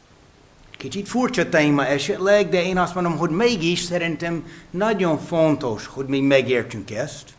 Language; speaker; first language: Hungarian; non-native, fluent; English